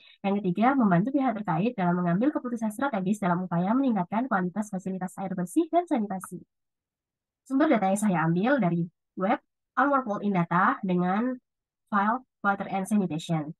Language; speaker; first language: Indonesian; native; Indonesian